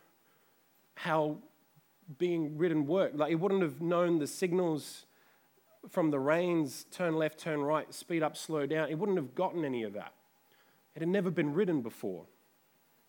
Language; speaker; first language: English; native; English